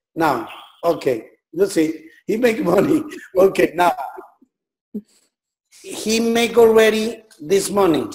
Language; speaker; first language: English; non-native, learner; Spanish